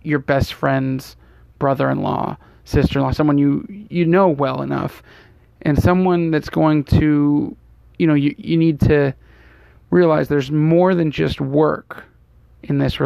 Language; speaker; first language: English; native; English